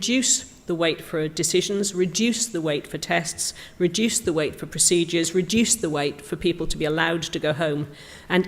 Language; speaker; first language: English; native; English